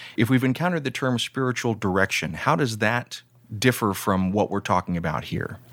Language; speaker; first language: English; native; English